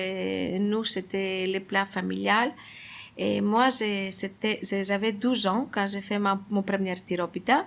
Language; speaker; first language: French; non-native, fluent; Greek